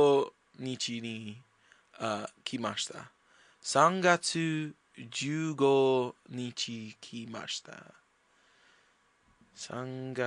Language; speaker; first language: Japanese; non-native, learner; English